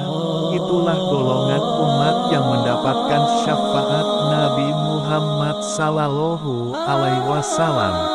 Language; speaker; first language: Indonesian; native; Indonesian